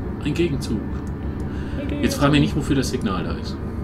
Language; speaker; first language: German; native; German